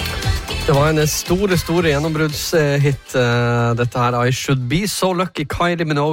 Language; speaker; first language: Norwegian; native; Norwegian